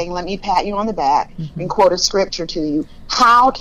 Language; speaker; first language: English; native; English